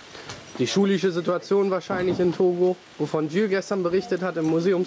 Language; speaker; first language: German; native; German